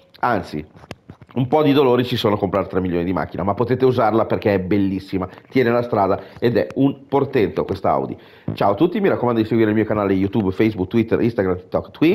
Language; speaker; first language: Italian; native; Italian